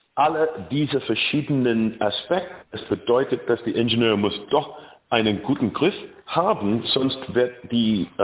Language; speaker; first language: German; non-native, fluent; English